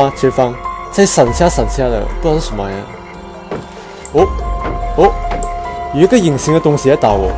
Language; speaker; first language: Chinese; native; Chinese